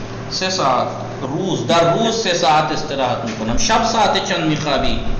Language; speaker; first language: Persian; non-native, fluent; Urdu